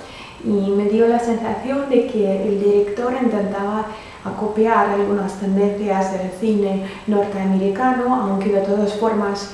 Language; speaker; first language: Spanish; non-native, fluent; Russian